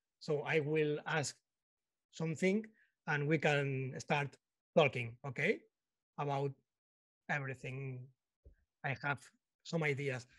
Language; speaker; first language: English; non-native, learner; Spanish